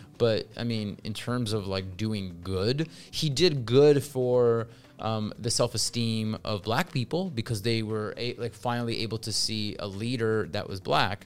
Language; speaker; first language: English; early bilingual, other home language; Russian